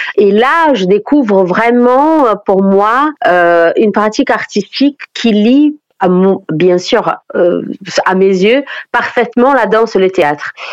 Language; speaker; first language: French; non-native, fluent; Portuguese